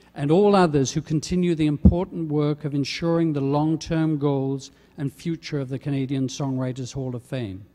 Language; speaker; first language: English; native; English